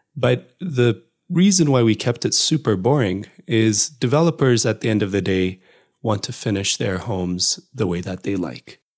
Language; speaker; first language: English; non-native, fluent; Amharic